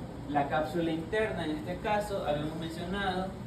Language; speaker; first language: Spanish; native; Spanish